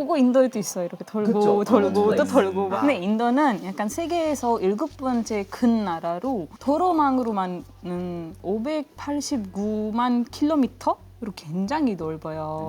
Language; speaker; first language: Korean; non-native, fluent; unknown